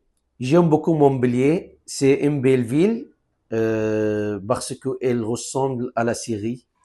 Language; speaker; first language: French; non-native, fluent; Arabic